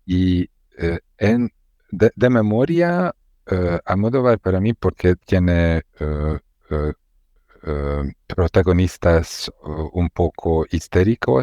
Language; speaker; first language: Spanish; non-native, learner; Hungarian